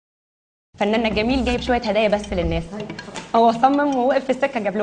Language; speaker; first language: Arabic; native; Arabic